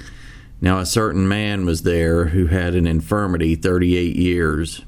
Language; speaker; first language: English; native; English